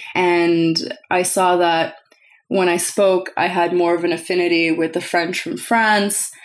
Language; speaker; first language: English; early bilingual, other home language; French